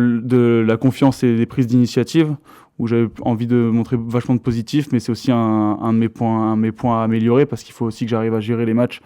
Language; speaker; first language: French; native; French